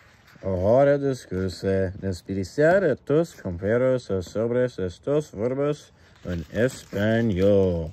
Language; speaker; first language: Spanish; non-native, learner; English